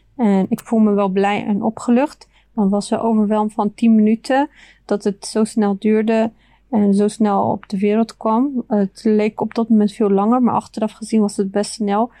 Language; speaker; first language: Dutch; early bilingual, other home language; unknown